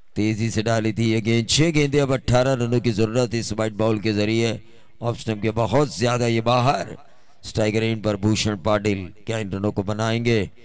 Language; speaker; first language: Hindi; non-native, local second language; Marathi